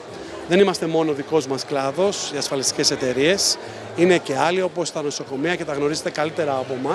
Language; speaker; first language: Greek; native; Greek